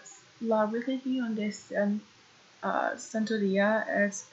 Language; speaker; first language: Spanish; non-native, learner; English